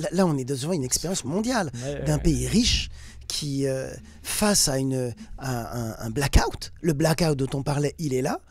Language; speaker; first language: French; native; French